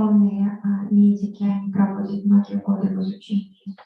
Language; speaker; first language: Russian; native; Russian